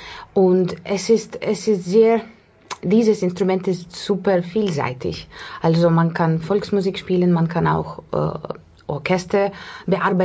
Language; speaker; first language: German; non-native, learner; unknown